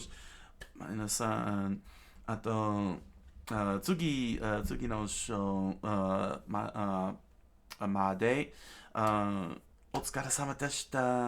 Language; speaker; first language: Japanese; non-native, learner; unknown